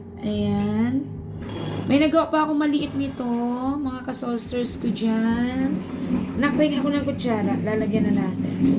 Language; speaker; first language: Filipino; native; Filipino